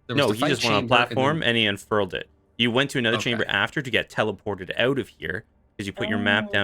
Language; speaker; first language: English; native; English